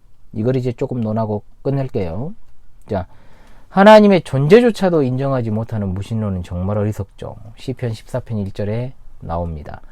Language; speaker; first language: Korean; native; Korean